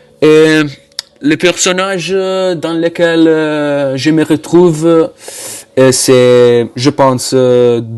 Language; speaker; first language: French; non-native, learner; Italian